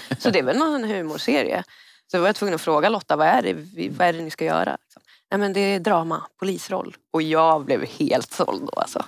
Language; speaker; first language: Swedish; native; Swedish